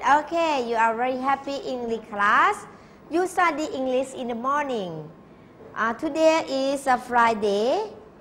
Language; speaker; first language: English; non-native, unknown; Thai